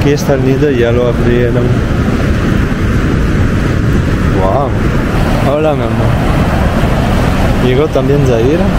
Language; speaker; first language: Spanish; non-native, fluent; Italian